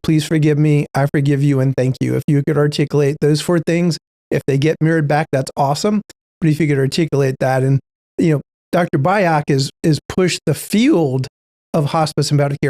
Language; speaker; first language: English; native; English